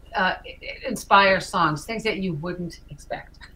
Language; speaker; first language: English; native; English